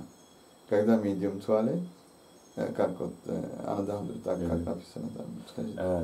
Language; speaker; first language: Russian; non-native, learner; Sinhala